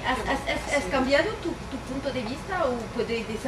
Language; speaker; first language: Spanish; non-native, fluent; French